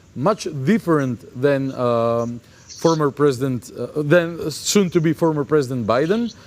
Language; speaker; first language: English; non-native, fluent; Macedonian